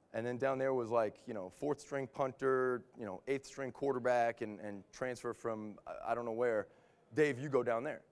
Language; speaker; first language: English; native; English